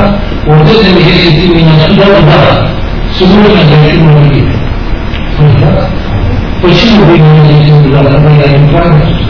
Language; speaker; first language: Russian; non-native, learner; Tibetan